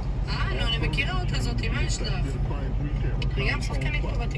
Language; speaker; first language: Hebrew; native; Hebrew